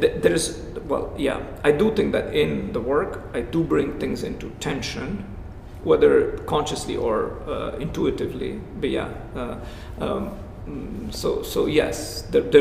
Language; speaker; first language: English; non-native, fluent; Romanian